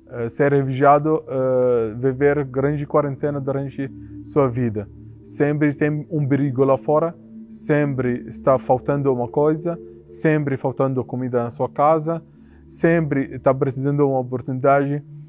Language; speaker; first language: Portuguese; non-native, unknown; Arabic